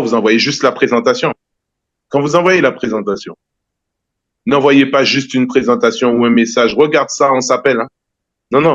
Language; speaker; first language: French; native; French